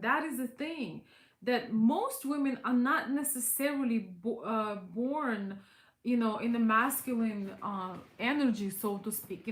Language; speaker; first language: English; non-native, fluent; Russian